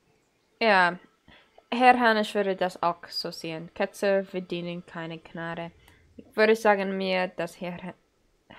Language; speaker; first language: German; non-native, learner; English